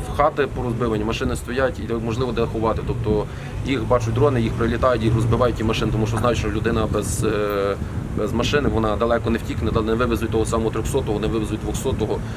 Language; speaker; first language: Ukrainian; native; Ukrainian